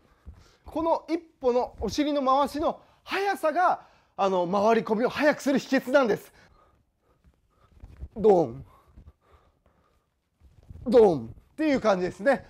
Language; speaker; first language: Japanese; native; Japanese